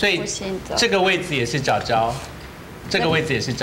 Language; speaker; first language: Chinese; native; Chinese